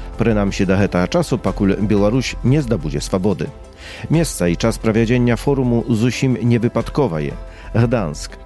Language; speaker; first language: Belarusian; native; Belarusian